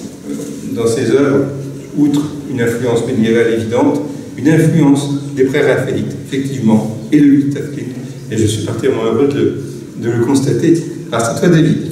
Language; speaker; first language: French; native; French